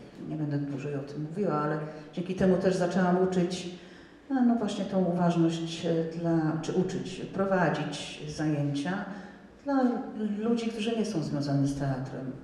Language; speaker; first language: Polish; non-native, fluent; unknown